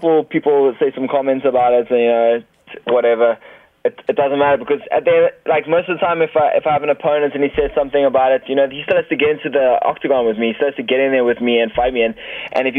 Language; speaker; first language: English; native; English